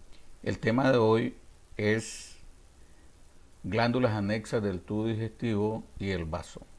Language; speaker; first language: Spanish; native; Spanish